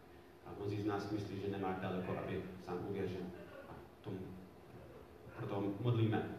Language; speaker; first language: Czech; non-native, fluent; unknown